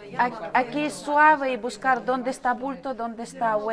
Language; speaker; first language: Spanish; non-native, learner; Russian